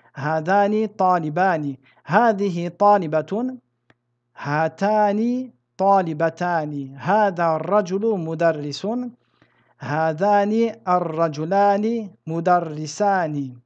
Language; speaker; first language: Arabic; non-native, fluent; French